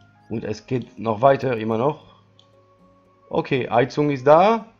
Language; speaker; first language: German; non-native, learner; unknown